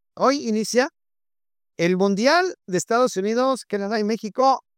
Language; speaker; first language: Spanish; native; Spanish